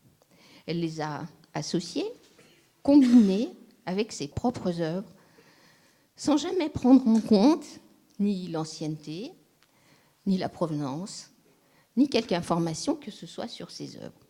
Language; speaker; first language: French; native; French